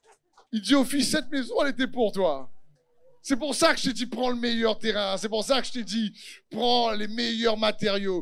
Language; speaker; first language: French; native; French